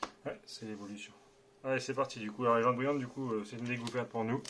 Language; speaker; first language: French; native; French